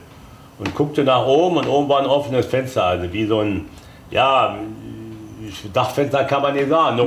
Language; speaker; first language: German; native; German